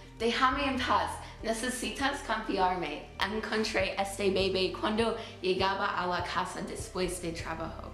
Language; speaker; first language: Spanish; non-native, learner; English